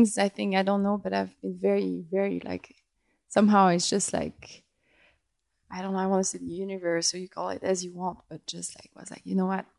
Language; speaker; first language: English; non-native, fluent; French